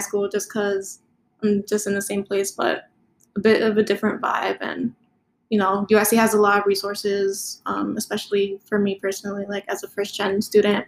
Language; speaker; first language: English; native; English